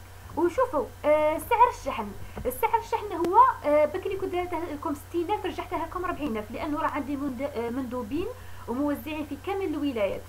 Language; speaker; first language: Arabic; native; Arabic